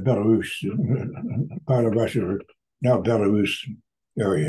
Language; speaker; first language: English; native; English